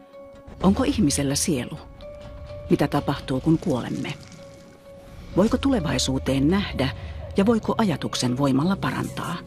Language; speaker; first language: Finnish; native; Finnish